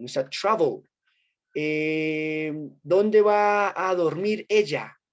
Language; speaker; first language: Spanish; native; Spanish